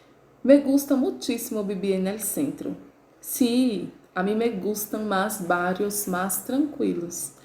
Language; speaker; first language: Spanish; non-native, learner; Portuguese